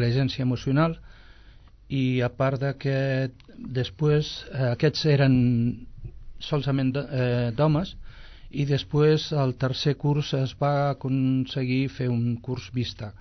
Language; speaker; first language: Catalan; non-native, local second language; Spanish